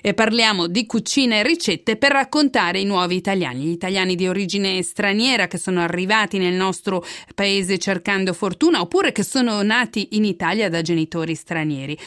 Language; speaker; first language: Italian; native; Italian